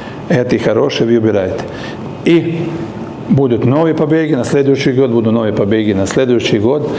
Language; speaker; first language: Russian; non-native, learner; Serbian